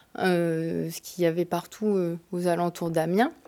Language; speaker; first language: French; native; French